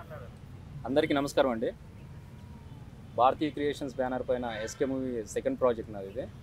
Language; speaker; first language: Telugu; native; Telugu